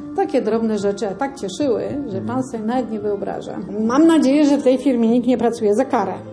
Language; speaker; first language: Polish; native; Polish